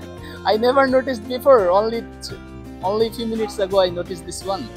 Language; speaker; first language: English; non-native, learner; Bangla